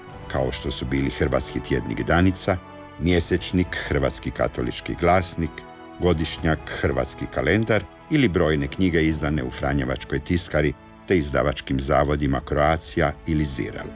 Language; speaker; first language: Croatian; native; Croatian